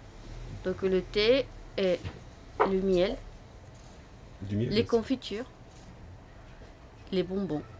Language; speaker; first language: French; non-native, fluent; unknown